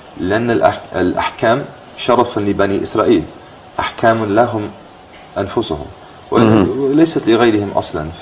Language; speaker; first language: Arabic; non-native, fluent; English